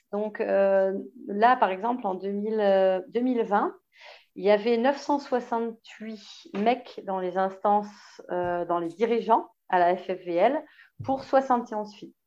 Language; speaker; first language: French; native; French